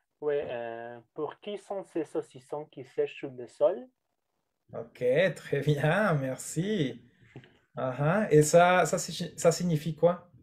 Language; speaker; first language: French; non-native, fluent; Spanish